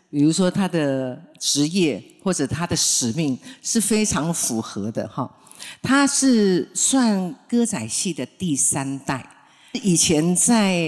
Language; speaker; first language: Chinese; non-native, local second language; Min Nan Chinese